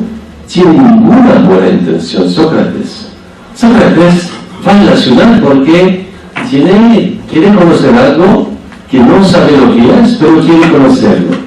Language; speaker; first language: Spanish; non-native, fluent; French